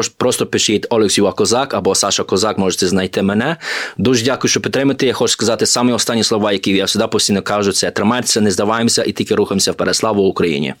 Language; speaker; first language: Ukrainian; early bilingual, heritage; Ukrainian